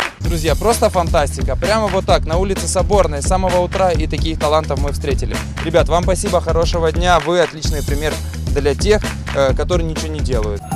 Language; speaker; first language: Russian; native; Russian